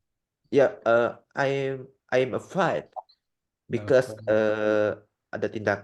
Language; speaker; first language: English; non-native, learner; Indonesian